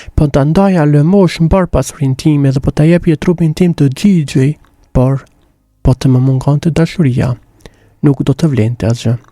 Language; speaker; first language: Albanian; native; Albanian